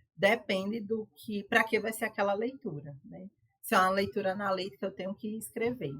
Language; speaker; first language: Portuguese; native; Portuguese